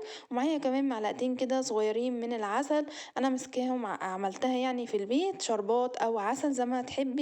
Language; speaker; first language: Arabic; native; Arabic